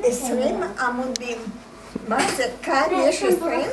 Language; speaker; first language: Hebrew; non-native, fluent; Croatian